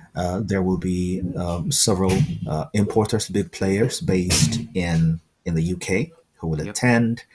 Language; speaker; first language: English; non-native, fluent; Amharic